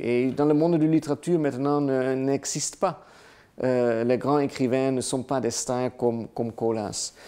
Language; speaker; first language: French; non-native, learner; Dutch